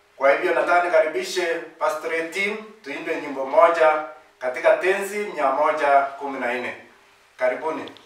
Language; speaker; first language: Swahili; non-native, local second language; Kalenjin